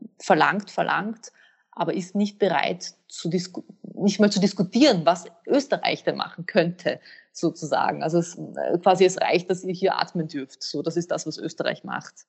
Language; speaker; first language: German; early bilingual, other home language; Bosnian